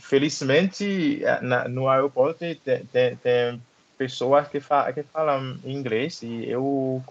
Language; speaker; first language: Portuguese; non-native, learner; Haitian Creole